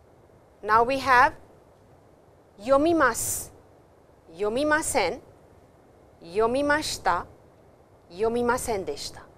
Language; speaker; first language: Japanese; non-native, fluent; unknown